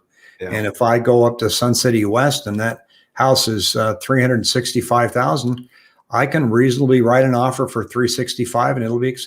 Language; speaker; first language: English; native; English